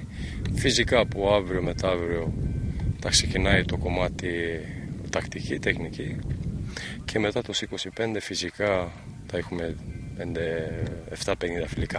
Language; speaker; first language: Greek; non-native, learner; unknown